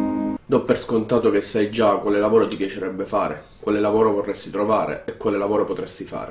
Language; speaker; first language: Italian; native; Italian